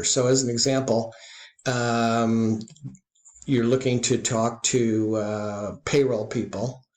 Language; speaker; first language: English; native; English